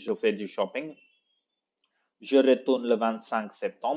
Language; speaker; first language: French; non-native, fluent; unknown